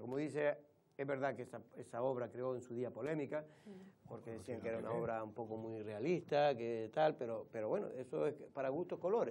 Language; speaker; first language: Spanish; native; Spanish